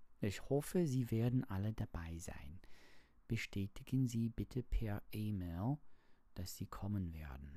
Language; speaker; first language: German; non-native, learner; English